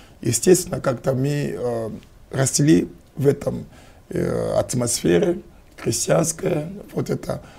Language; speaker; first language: Russian; non-native, fluent; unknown